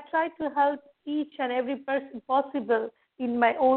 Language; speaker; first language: English; non-native, local second language; Marathi